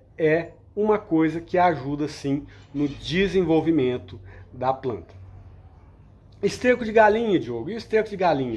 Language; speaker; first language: Portuguese; native; Portuguese